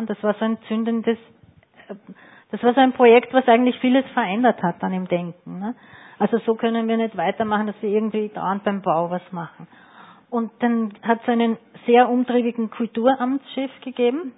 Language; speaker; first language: German; native; German